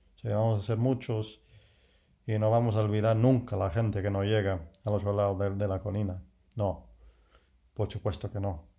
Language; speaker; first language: Spanish; non-native, fluent; English